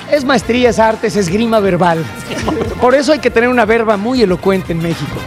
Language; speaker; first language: Spanish; native; Spanish